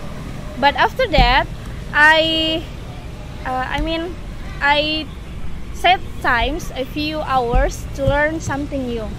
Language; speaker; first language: English; non-native, learner; Indonesian